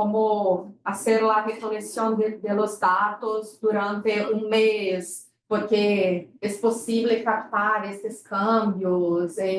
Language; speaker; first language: Spanish; non-native, fluent; Portuguese